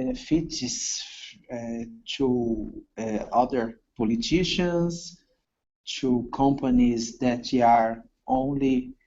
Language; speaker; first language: English; non-native, learner; Portuguese